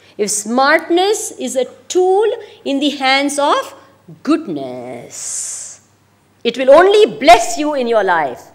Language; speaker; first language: English; non-native, local second language; Gujarati